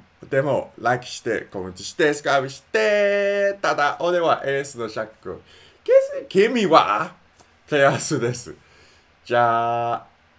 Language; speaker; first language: Japanese; non-native, learner; English